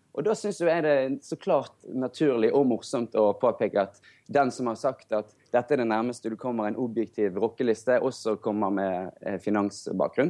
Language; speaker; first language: Norwegian; native; Norwegian